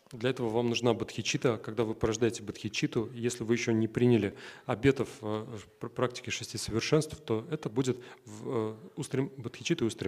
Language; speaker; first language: Russian; native; Russian